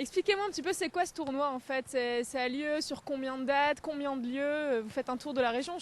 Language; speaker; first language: French; native; French